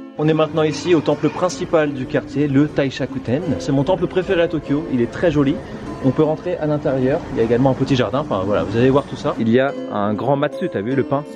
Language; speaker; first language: French; native; French